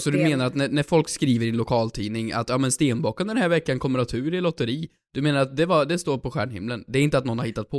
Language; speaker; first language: Swedish; native; Swedish